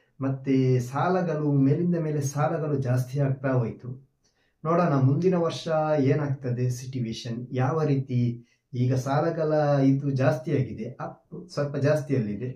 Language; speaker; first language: Kannada; non-native, local second language; Malayalam